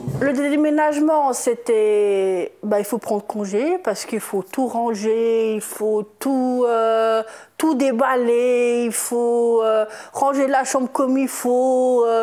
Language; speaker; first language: French; early bilingual, other home language; Portuguese